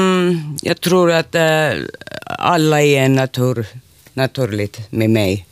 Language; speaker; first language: Swedish; non-native, local second language; Finnish